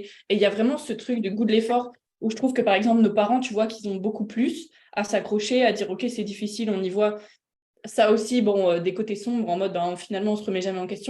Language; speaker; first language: French; native; French